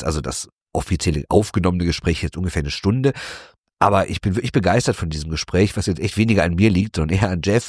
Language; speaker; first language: German; native; German